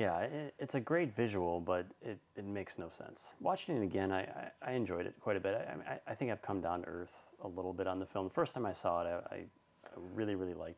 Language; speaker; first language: English; native; English